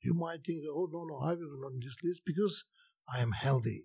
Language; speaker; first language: Russian; non-native, learner; Tibetan